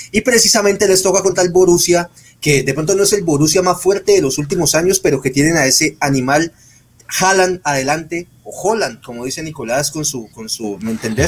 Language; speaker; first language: Spanish; native; Spanish